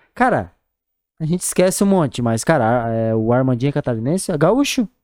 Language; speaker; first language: Portuguese; native; Portuguese